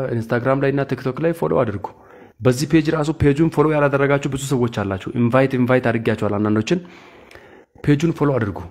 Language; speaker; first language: Amharic; non-native, local second language; Hadiyya